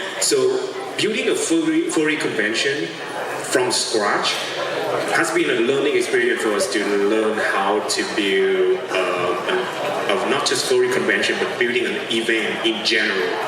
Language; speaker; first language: English; non-native, fluent; Vietnamese